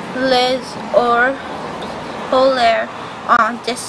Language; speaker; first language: French; non-native, learner; English